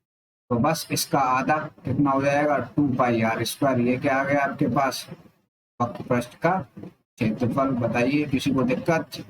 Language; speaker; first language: Hindi; native; Hindi